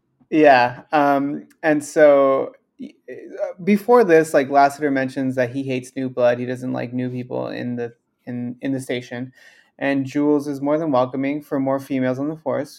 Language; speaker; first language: English; early bilingual, other home language; Spanish